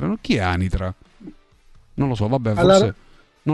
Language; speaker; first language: Italian; native; Italian